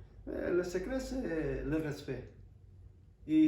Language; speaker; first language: French; non-native, fluent; Spanish